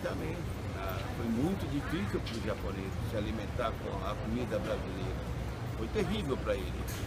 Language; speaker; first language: Portuguese; early bilingual, other home language; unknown